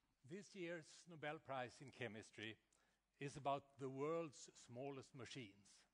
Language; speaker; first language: English; non-native, fluent; Swedish